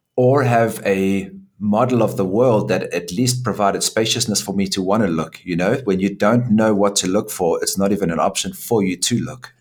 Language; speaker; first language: English; native; English